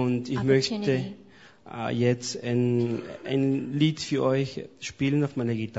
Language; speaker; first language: German; non-native, fluent; Spanish